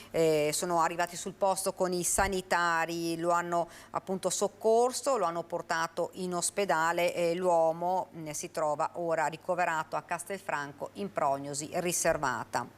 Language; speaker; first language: Italian; native; Italian